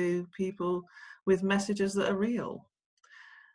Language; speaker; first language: English; native; English